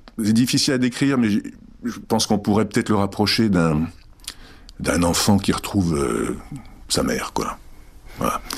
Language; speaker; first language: French; early bilingual, other home language; Czech